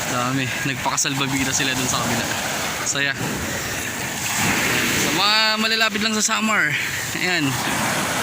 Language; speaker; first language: Filipino; native; Filipino